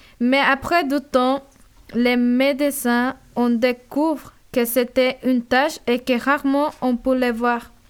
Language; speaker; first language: French; early bilingual, other home language; Spanish